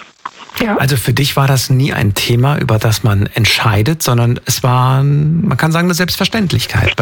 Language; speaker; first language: German; native; German